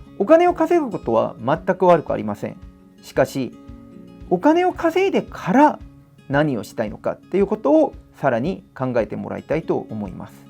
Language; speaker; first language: Japanese; non-native, fluent; Korean